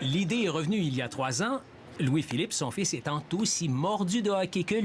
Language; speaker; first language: French; native; French